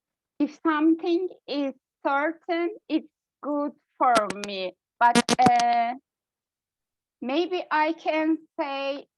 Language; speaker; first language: English; non-native, learner; Turkish